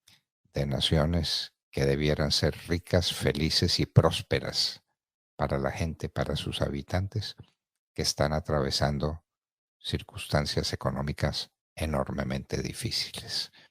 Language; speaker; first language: Spanish; native; Spanish